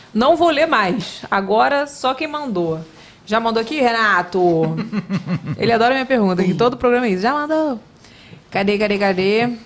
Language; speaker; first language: Portuguese; native; Portuguese